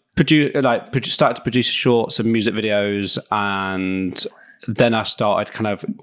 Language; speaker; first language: English; native; English